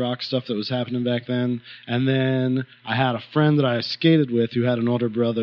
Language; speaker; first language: English; native; English